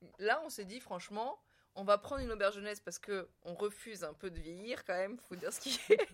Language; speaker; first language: French; native; French